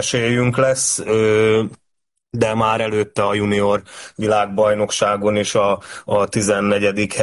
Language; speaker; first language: Hungarian; native; Hungarian